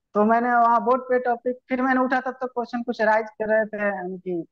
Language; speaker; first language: Hindi; native; Hindi